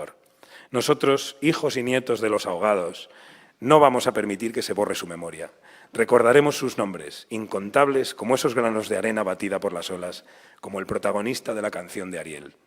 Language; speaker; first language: Spanish; native; Spanish